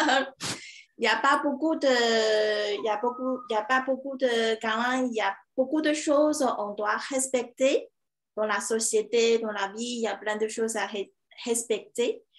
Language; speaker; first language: French; non-native, fluent; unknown